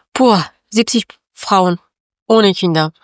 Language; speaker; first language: German; non-native, learner; Persian